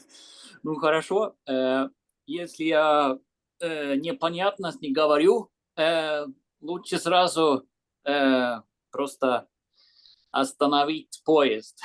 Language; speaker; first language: Russian; non-native, fluent; Swedish